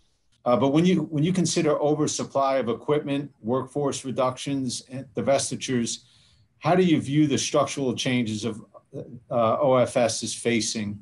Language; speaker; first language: English; native; English